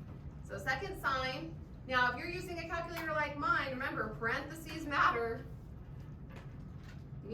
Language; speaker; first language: English; native; English